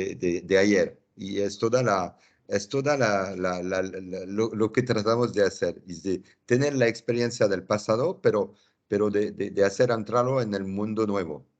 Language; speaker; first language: Spanish; non-native, fluent; French